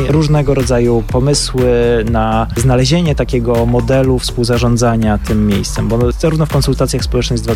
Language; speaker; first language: Polish; native; Polish